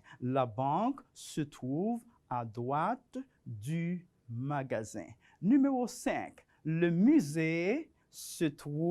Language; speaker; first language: French; non-native, fluent; Spanish